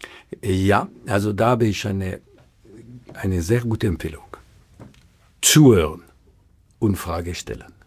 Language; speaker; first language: German; non-native, local second language; French